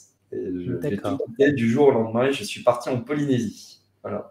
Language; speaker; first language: French; native; French